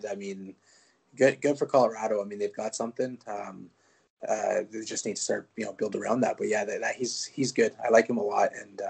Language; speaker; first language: English; non-native, fluent; French